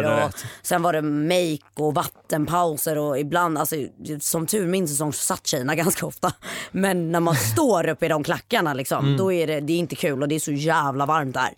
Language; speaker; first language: Swedish; native; Swedish